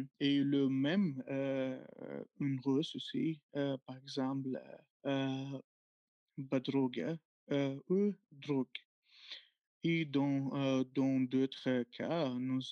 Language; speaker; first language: French; non-native, fluent; Arabic